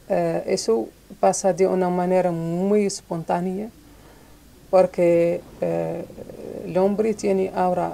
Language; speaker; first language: Spanish; non-native, local second language; Arabic